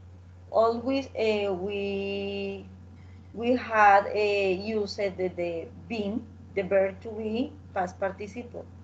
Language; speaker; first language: English; non-native, learner; Spanish